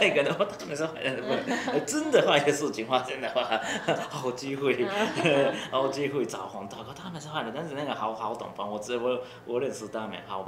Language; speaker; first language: Chinese; non-native, learner; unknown